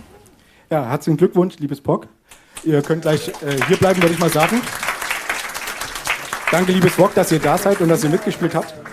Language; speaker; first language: German; native; German